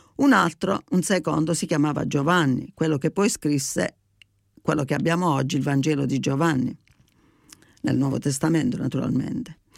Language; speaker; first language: Italian; early bilingual, heritage; Italian